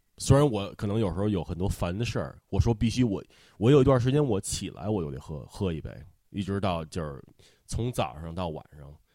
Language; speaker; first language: Chinese; early bilingual, heritage; Chinese